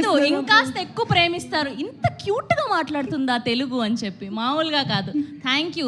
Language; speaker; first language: Telugu; native; Telugu